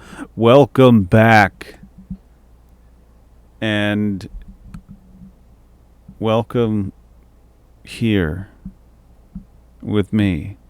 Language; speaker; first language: English; native; English